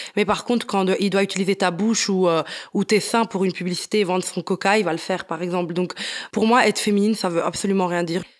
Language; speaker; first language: French; non-native, fluent; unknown